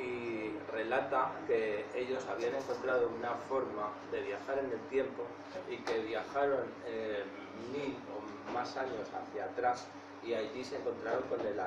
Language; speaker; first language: Spanish; native; Spanish